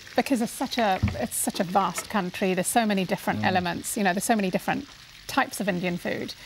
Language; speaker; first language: English; non-native, local second language; Gujarati